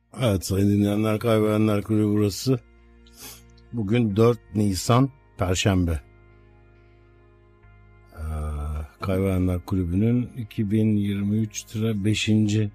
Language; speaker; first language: Turkish; native; Turkish